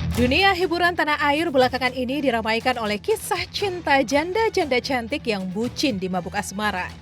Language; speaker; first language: Indonesian; native; Indonesian